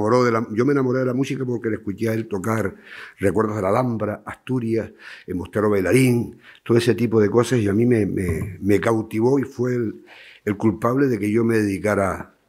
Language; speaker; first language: Spanish; native; Spanish